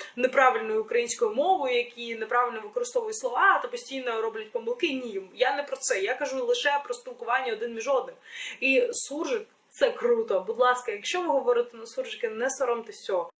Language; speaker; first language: Ukrainian; non-native, local second language; Russian